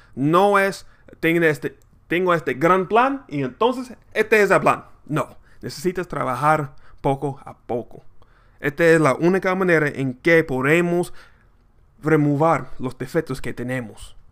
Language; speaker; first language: Spanish; non-native, learner; English